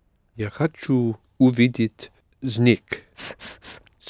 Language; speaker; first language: Russian; non-native, learner; English